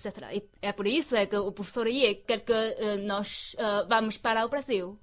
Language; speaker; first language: Portuguese; non-native, fluent; Chinese